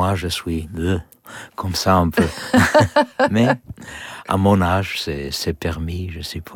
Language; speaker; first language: French; non-native, learner; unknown